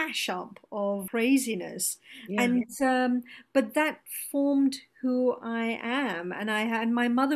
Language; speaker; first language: English; non-native, local second language; Gujarati